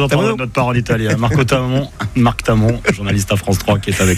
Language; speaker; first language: French; native; French